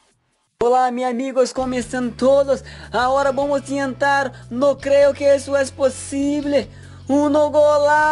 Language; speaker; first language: Portuguese; non-native, learner; Spanish